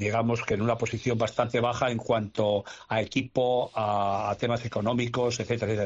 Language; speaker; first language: Spanish; native; Spanish